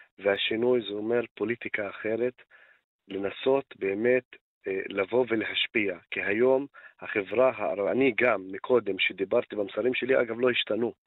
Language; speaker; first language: Hebrew; non-native, local second language; Arabic